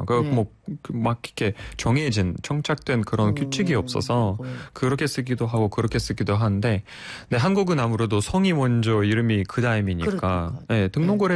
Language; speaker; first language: Korean; non-native, fluent; Russian